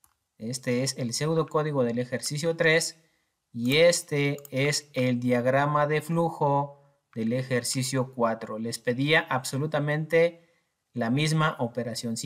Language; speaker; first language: Spanish; native; Spanish